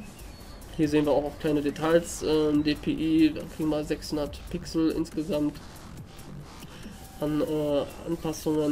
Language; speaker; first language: German; native; German